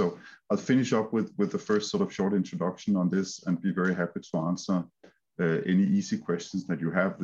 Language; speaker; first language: English; non-native, fluent; Danish